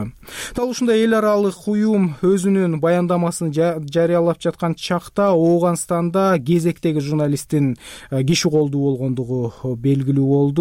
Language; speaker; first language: Kyrgyz; native; Kyrgyz